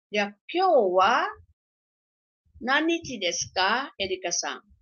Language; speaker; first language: Japanese; non-native, fluent; Filipino